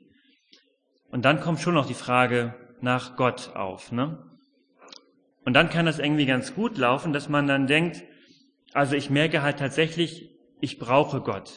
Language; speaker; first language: German; native; German